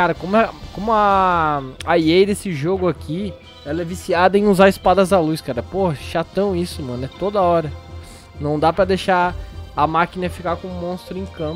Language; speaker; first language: Portuguese; native; Portuguese